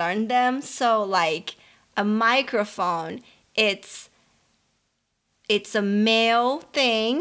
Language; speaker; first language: English; non-native, fluent; Portuguese